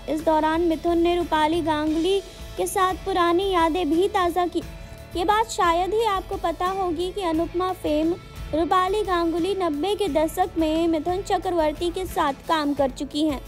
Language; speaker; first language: Hindi; native; Hindi